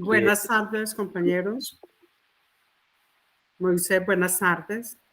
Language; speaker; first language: Spanish; native; Spanish